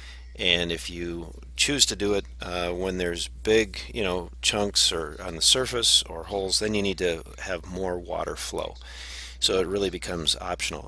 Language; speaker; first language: English; native; English